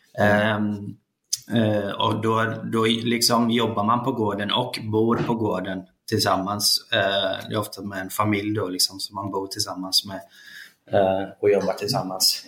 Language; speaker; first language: Swedish; early bilingual, other home language; Icelandic